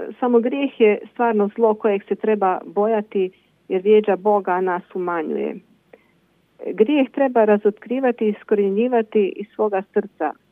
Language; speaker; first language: Croatian; native; Croatian